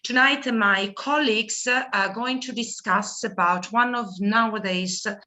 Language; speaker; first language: English; non-native, fluent; Italian